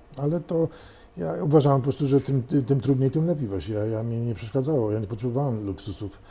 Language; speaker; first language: Polish; early bilingual, heritage; Polish